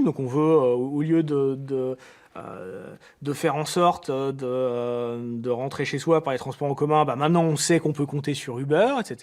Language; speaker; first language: French; native; French